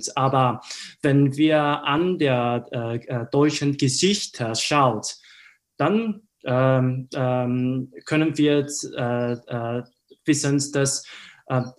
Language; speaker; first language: German; non-native, learner; Cantonese